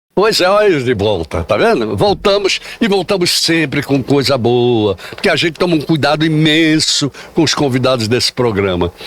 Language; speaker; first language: Portuguese; native; Portuguese